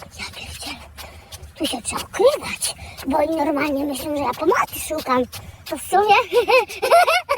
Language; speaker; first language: Polish; native; Polish